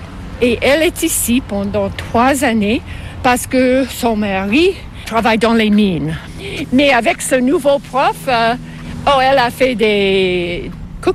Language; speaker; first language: French; non-native, local second language; English